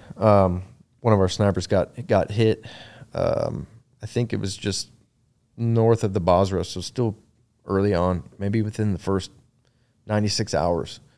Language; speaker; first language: English; native; English